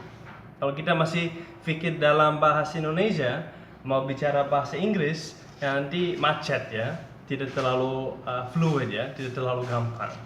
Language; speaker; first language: Indonesian; non-native, fluent; English